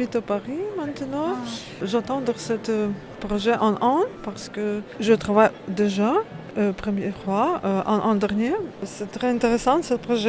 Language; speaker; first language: French; non-native, learner; Ukrainian